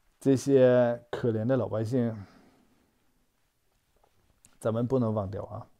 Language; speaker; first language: Chinese; native; Chinese